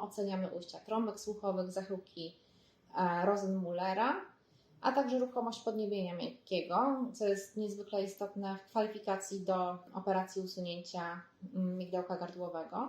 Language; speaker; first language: Polish; native; Polish